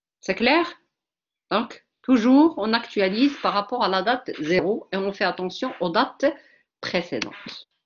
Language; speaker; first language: French; non-native, local second language; Arabic